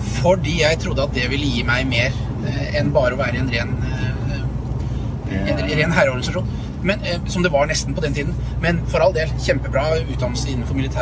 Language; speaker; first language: Norwegian; native; Norwegian